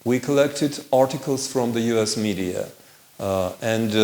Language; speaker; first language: English; non-native, fluent; Armenian